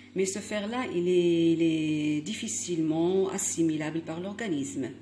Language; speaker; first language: French; non-native, local second language; Arabic